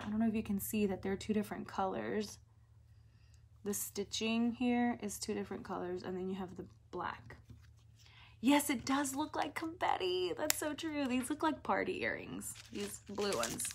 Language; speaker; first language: English; early bilingual, other home language; Spanish